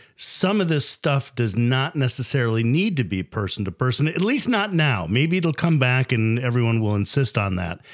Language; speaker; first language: English; native; English